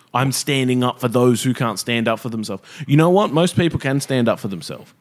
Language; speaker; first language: English; native; English